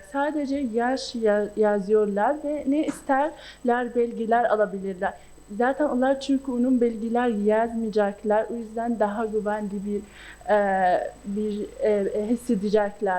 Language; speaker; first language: Turkish; non-native, local second language; Arabic